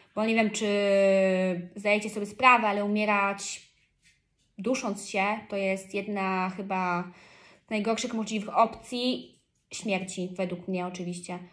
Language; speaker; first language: Polish; early bilingual, heritage; Polish